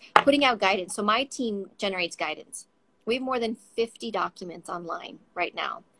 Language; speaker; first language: English; native; English